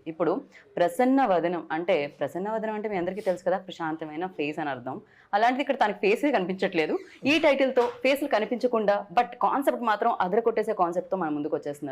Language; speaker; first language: Telugu; native; Telugu